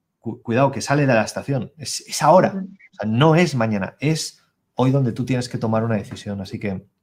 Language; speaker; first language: Spanish; native; Spanish